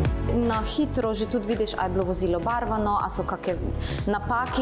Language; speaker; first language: Slovenian; native; Slovenian